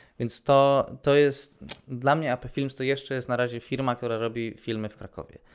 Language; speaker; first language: Polish; native; Polish